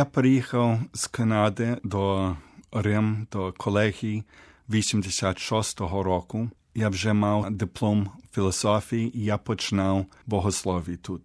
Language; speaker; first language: Ukrainian; early bilingual, heritage; Ukrainian